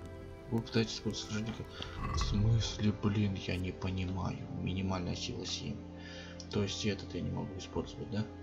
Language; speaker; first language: Russian; native; Russian